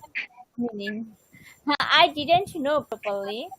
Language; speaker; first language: English; non-native, learner; Bangla